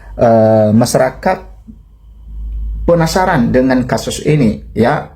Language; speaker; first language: Indonesian; native; Indonesian